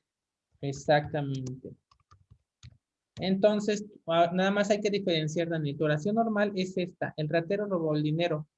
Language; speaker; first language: Spanish; native; Spanish